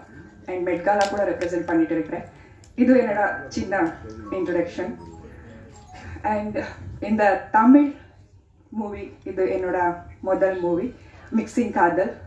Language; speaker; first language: Tamil; non-native, fluent; Kannada